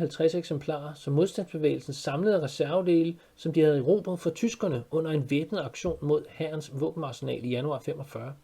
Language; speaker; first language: Danish; native; Danish